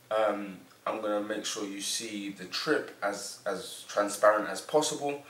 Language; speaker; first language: English; native; English